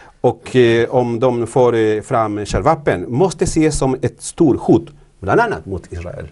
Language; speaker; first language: Swedish; non-native, fluent; Spanish